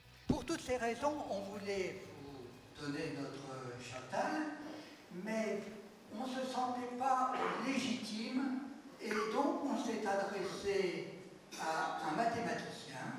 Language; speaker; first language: French; native; French